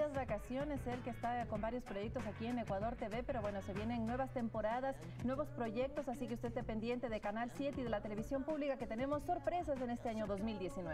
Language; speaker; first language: Spanish; native; Spanish